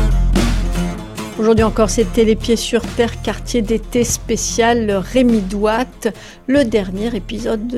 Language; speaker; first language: French; native; French